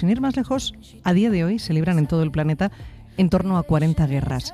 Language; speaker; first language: Spanish; native; Spanish